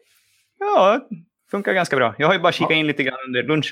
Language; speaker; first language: Swedish; native; Swedish